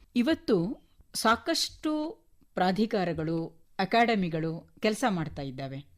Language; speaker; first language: Kannada; native; Kannada